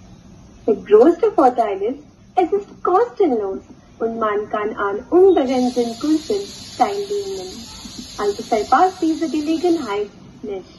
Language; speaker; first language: German; non-native, learner; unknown